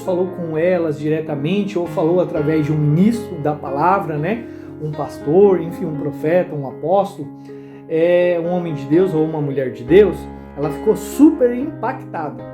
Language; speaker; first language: Portuguese; native; Portuguese